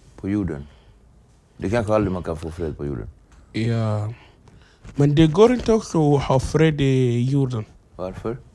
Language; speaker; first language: Swedish; non-native, fluent; Arabic